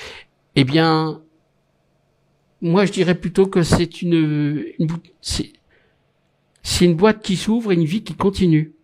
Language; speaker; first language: French; native; French